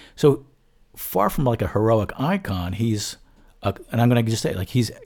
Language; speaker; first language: English; native; English